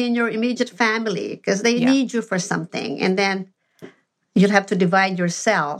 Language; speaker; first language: English; non-native, local second language; Filipino